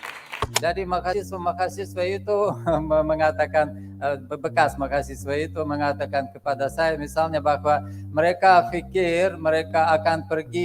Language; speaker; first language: Indonesian; non-native, fluent; Russian